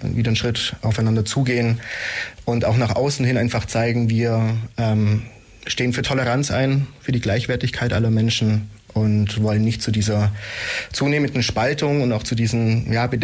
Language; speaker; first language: German; native; German